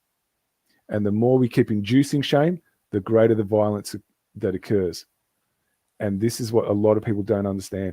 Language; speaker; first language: English; native; English